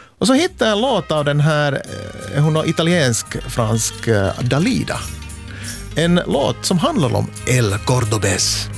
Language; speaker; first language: Swedish; native; Swedish